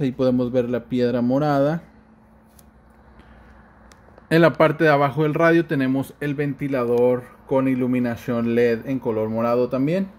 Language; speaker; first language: Spanish; native; Spanish